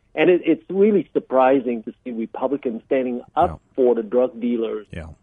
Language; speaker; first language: English; early bilingual, other home language; Vietnamese